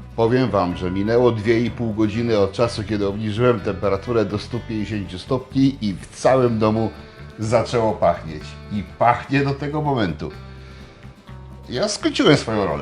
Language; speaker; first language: Polish; native; Polish